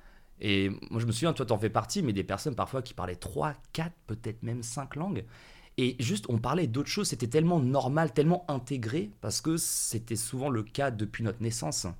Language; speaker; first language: French; native; French